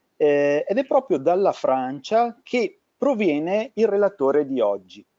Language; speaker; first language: Italian; native; Italian